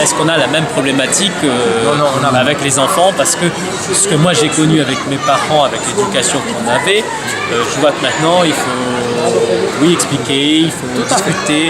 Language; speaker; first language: French; native; French